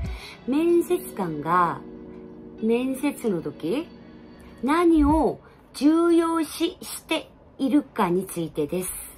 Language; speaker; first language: Japanese; non-native, fluent; Korean